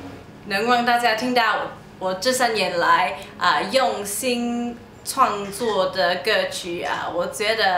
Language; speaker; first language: Chinese; early bilingual, heritage; English